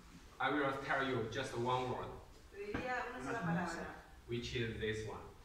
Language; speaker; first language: English; non-native, learner; Chinese